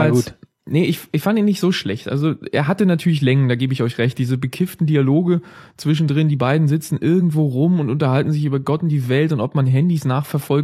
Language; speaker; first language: German; native; German